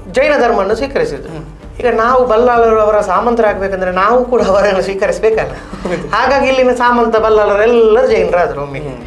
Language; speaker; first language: Kannada; non-native, local second language; Tulu